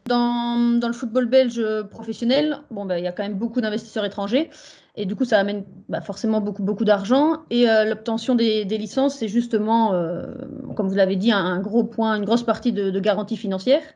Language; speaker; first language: French; native; French